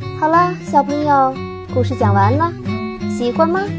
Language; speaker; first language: Chinese; native; Chinese